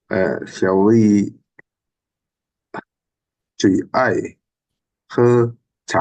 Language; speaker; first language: Chinese; non-native, learner; Indonesian